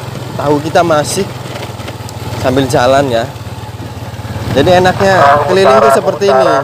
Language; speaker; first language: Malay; non-native, local second language; Javanese